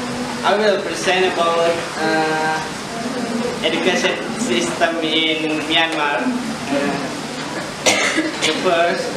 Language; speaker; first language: English; non-native, learner; Indonesian